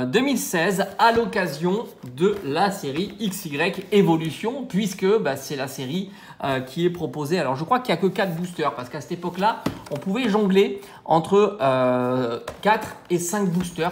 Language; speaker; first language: French; native; French